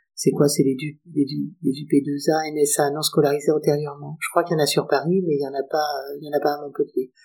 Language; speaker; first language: French; native; French